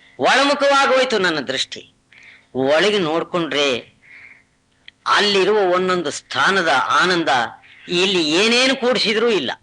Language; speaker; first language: Kannada; non-native, local second language; Telugu